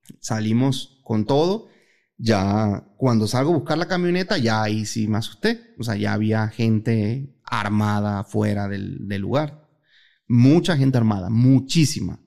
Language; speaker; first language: Spanish; native; Spanish